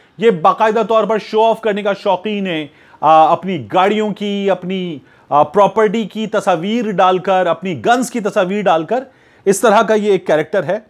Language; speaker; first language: Urdu; native; Urdu